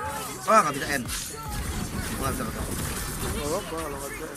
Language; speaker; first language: Indonesian; native; Indonesian